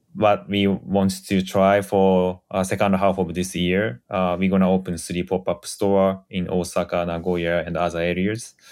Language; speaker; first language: English; non-native, fluent; Japanese